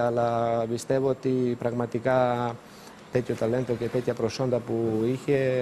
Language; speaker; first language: Greek; non-native, fluent; Serbian